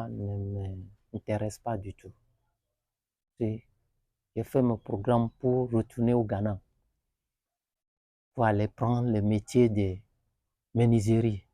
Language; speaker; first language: French; non-native, learner; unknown